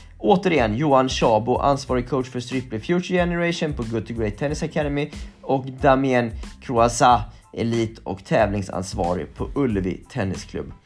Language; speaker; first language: Swedish; native; Swedish